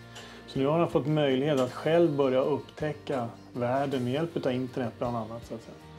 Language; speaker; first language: Swedish; native; Swedish